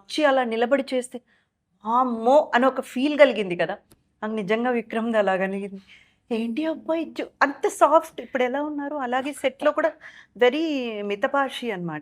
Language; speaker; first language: Telugu; native; Telugu